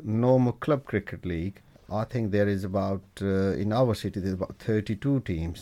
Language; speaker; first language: English; non-native, local second language; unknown